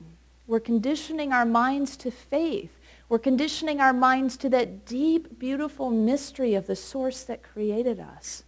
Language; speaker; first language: English; native; English